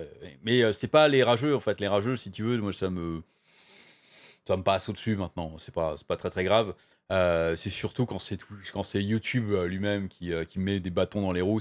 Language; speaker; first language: French; native; French